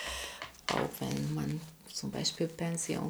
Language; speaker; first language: German; non-native, fluent; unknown